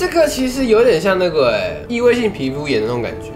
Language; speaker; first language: Chinese; native; Chinese